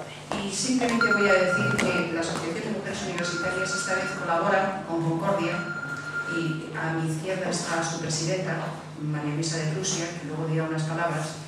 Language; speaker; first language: Spanish; native; Spanish